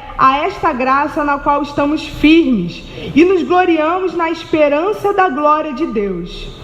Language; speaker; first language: Portuguese; native; Portuguese